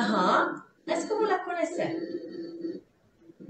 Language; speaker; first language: French; non-native, fluent; Czech